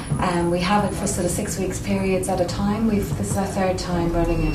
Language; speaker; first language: English; native; English